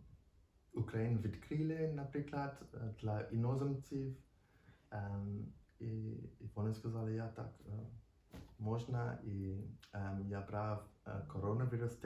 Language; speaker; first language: Ukrainian; non-native, learner; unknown